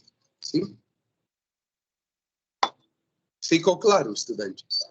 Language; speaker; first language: Portuguese; non-native, fluent; Spanish